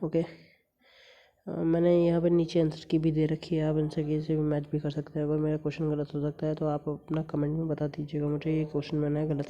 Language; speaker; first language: Hindi; native; Hindi